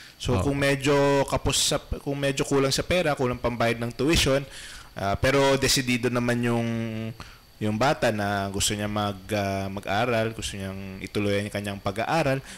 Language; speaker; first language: Filipino; native; Filipino